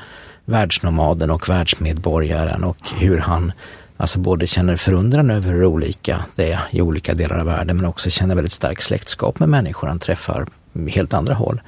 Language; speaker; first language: Swedish; native; Swedish